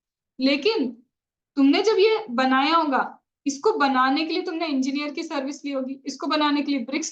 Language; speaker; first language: Hindi; native; Hindi